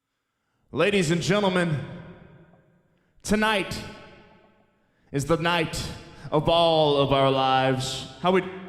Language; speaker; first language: English; native; English